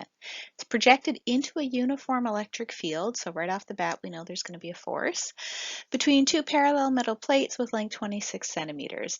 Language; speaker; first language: English; native; English